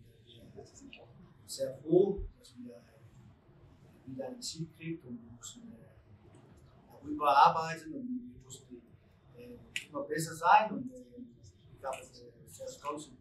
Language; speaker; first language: German; non-native, learner; Danish